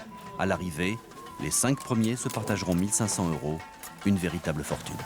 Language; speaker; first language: French; native; French